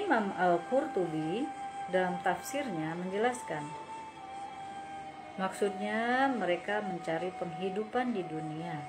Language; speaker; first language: Indonesian; native; Indonesian